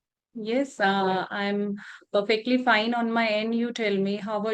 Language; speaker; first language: English; non-native, local second language; Hindi